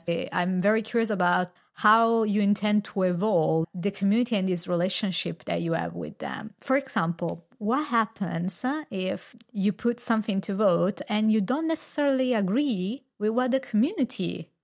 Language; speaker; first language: English; non-native, fluent; Italian